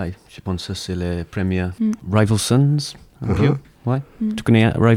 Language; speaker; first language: French; non-native, learner; English